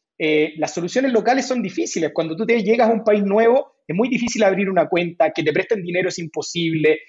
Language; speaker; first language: Spanish; native; Spanish